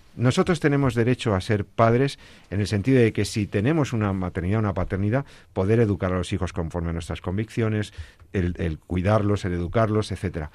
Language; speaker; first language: Spanish; native; Spanish